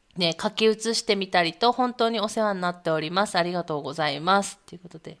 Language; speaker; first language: Japanese; native; Japanese